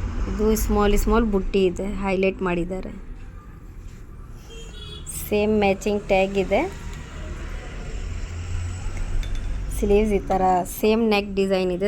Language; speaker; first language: Kannada; non-native, local second language; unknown